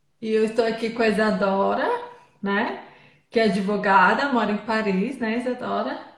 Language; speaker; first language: Portuguese; native; Portuguese